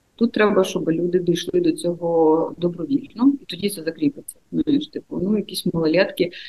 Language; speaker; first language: Ukrainian; native; Ukrainian